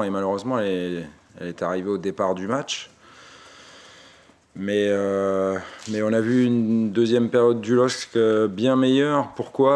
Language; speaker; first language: French; native; French